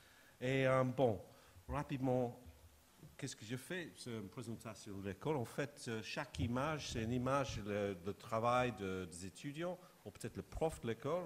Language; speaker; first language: French; non-native, fluent; English